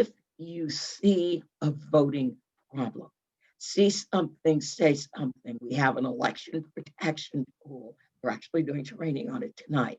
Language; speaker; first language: English; native; English